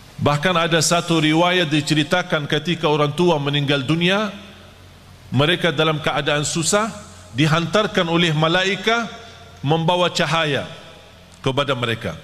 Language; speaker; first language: Malay; non-native, fluent; Arabic